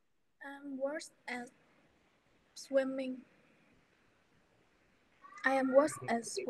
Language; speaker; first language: English; non-native, learner; Vietnamese